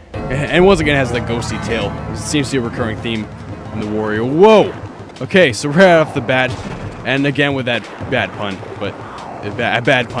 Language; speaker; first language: English; native; English